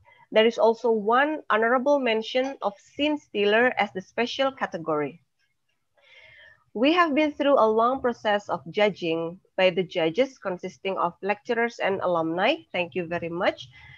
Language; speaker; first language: English; non-native, fluent; Indonesian